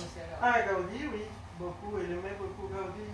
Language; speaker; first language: French; non-native, learner; Spanish